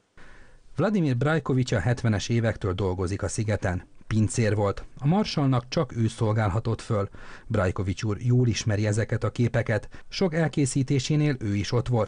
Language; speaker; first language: Hungarian; native; Hungarian